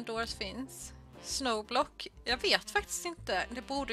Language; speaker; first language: Swedish; native; Swedish